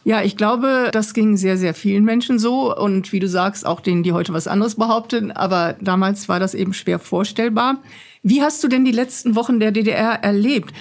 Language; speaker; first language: German; native; German